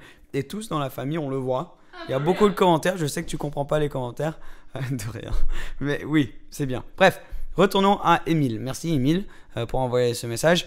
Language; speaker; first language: French; native; French